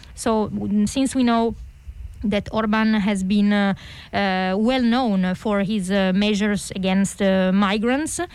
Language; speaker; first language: English; non-native, fluent; Italian